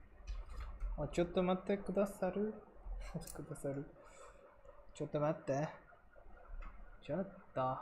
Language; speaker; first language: Japanese; non-native, learner; Hindi